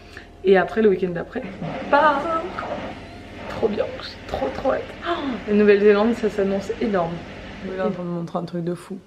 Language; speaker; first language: French; native; French